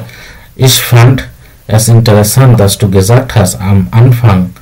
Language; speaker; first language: German; non-native, learner; Bangla